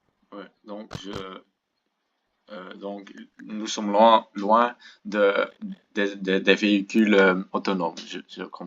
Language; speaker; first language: French; non-native, local second language; Dutch